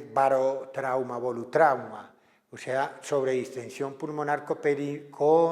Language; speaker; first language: Spanish; native; Spanish